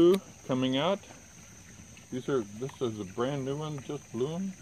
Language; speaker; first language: English; native; English